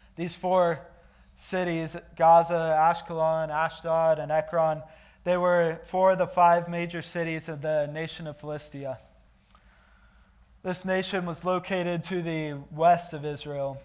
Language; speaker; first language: English; native; English